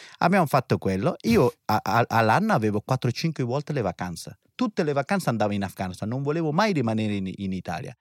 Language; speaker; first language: Italian; non-native, fluent; Persian